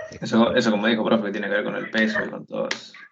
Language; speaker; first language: Spanish; native; Spanish